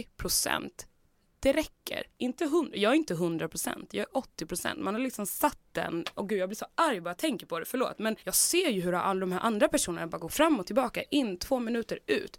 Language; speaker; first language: Swedish; native; Swedish